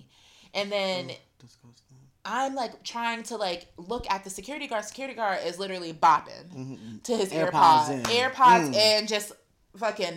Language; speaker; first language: English; native; English